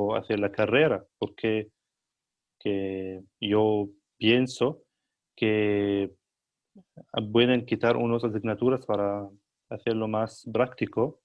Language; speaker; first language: Spanish; non-native, learner; Arabic